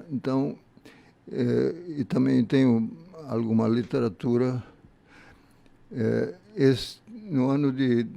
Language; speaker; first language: Portuguese; early bilingual, other home language; German